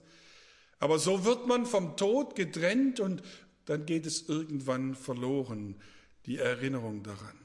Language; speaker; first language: German; native; German